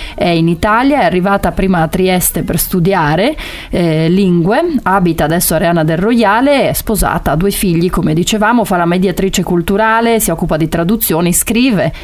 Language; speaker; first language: Italian; native; Italian